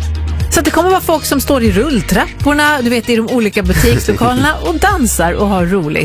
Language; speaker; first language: Swedish; native; Swedish